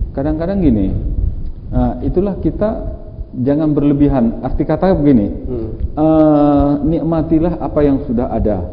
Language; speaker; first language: Malay; native; Malay